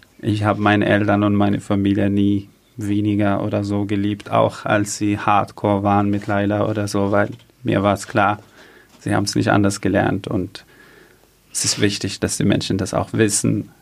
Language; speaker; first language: German; non-native, fluent; Arabic